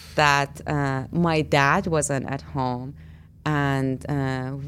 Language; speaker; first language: English; non-native, fluent; Persian